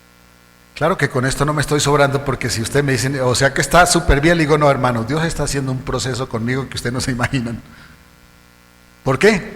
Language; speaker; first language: Spanish; native; Spanish